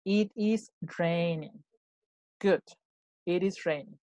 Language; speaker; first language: English; non-native, fluent; Spanish